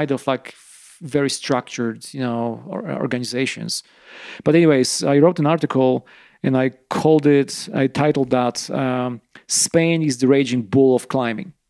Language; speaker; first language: English; non-native, fluent; Polish